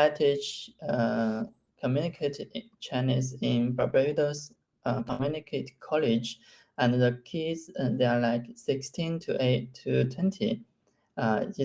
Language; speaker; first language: English; non-native, learner; Chinese